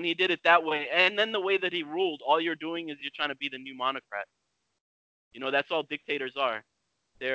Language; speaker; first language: English; native; English